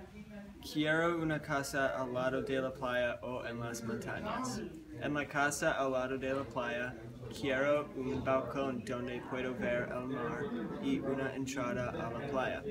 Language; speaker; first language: Spanish; non-native, learner; English